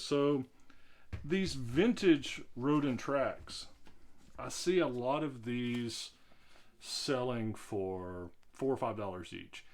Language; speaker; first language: English; native; English